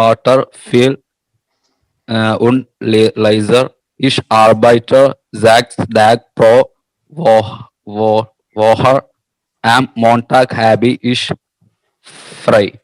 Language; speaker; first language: German; non-native, learner; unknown